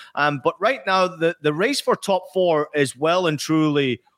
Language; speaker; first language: English; native; English